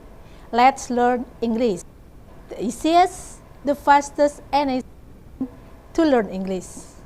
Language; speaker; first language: English; non-native, learner; Indonesian